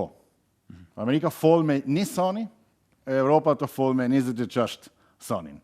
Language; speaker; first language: Albanian; non-native, learner; German